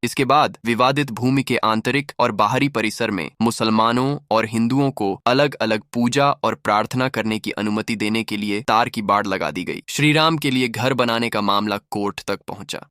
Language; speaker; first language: Hindi; native; Hindi